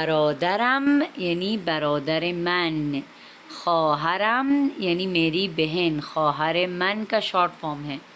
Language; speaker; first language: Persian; non-native, fluent; Urdu